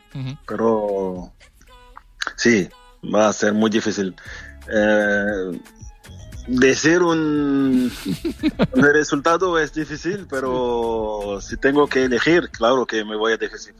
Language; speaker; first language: Spanish; non-native, fluent; French